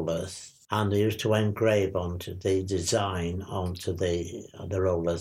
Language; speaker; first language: English; native; English